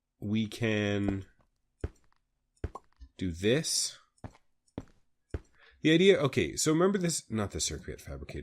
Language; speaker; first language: English; native; English